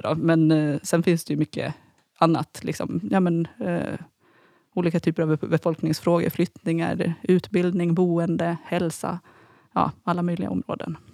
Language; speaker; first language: Swedish; native; Swedish